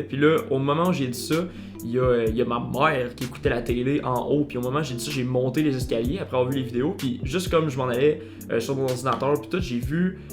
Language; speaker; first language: French; native; French